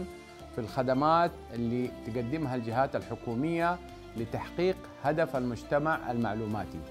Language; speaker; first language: Arabic; native; Arabic